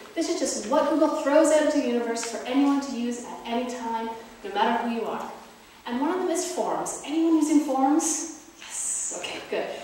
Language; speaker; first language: English; native; English